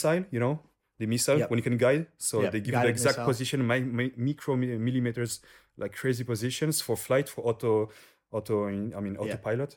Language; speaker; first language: English; non-native, fluent; French